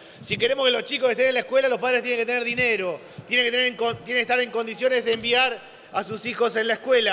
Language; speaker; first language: Spanish; native; Spanish